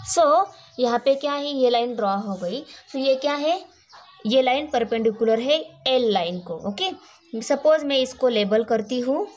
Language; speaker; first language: Hindi; non-native, local second language; Marathi